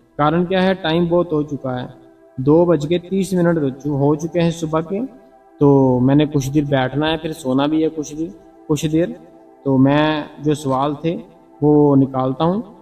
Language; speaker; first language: Hindi; non-native, local second language; Punjabi